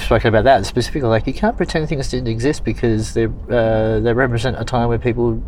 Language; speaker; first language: English; native; English